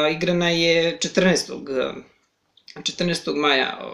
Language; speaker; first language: Serbian; native; Serbian